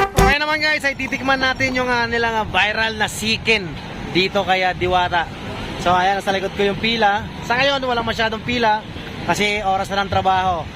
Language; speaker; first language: Filipino; non-native, local second language; Waray